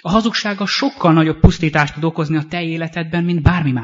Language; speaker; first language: Hungarian; native; Hungarian